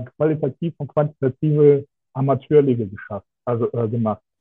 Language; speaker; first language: German; non-native, fluent; Russian